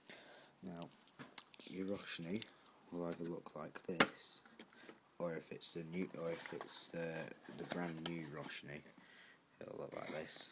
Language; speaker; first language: English; native; English